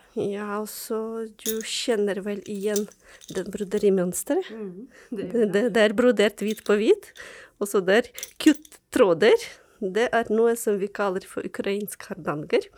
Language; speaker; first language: Norwegian; non-native, fluent; Ukrainian